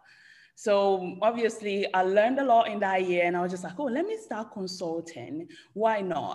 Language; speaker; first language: English; non-native, fluent; Italian